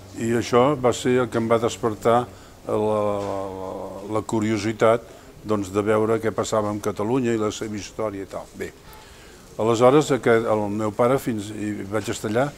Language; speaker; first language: Catalan; native; Catalan